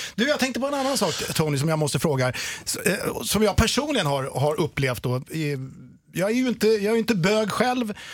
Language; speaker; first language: Swedish; native; Swedish